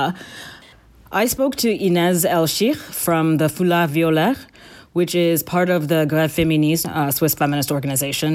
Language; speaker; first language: English; non-native, local second language; Akan